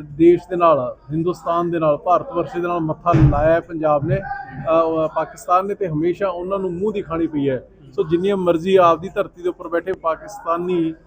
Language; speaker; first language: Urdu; non-native, local second language; Punjabi